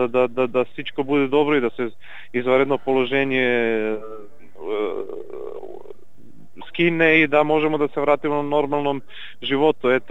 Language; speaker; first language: Bulgarian; non-native, learner; Serbian